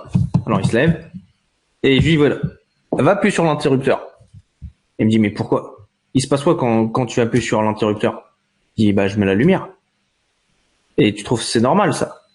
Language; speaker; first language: French; native; French